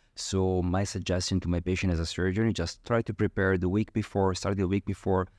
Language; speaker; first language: English; non-native, fluent; Italian